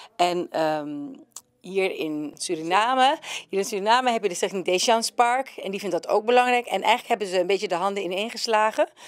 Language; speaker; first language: Dutch; native; Dutch